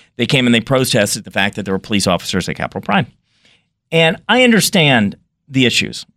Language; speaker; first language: English; native; English